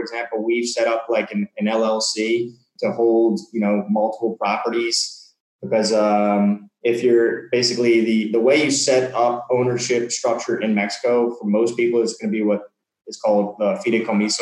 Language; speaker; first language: English; native; English